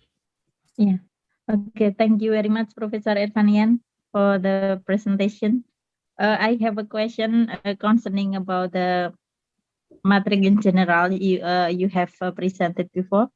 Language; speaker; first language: English; non-native, fluent; Indonesian